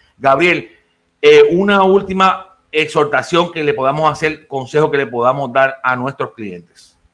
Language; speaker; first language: Spanish; native; Spanish